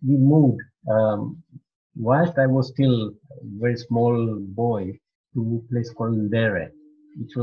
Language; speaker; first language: English; non-native, local second language; Gujarati